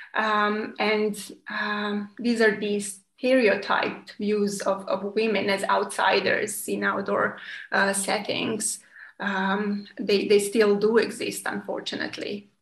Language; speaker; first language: English; non-native, fluent; Serbian